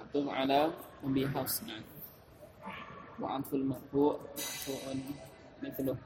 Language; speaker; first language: Arabic; non-native, fluent; Indonesian